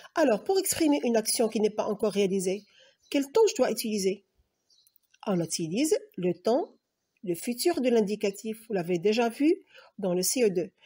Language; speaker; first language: French; non-native, local second language; Arabic